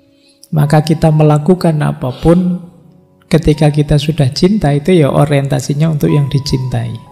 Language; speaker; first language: Indonesian; non-native, local second language; Javanese